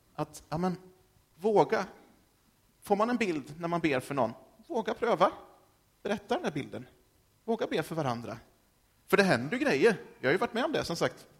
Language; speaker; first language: Swedish; native; Swedish